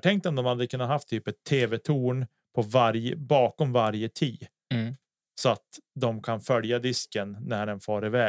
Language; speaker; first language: Swedish; native; Swedish